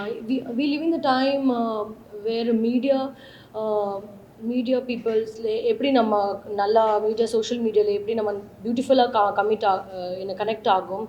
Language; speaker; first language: Tamil; non-native, learner; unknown